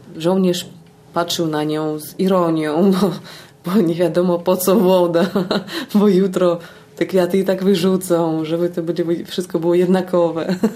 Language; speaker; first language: Polish; non-native, fluent; Russian